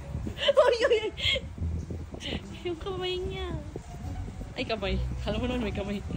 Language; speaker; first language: Filipino; non-native, local second language; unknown